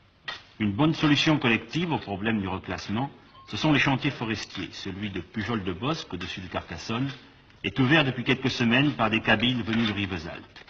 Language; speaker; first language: French; native; French